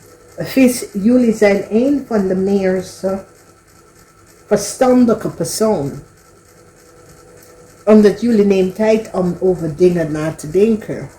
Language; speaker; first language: Dutch; non-native, learner; English